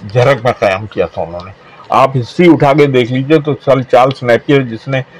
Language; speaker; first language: Urdu; native; Urdu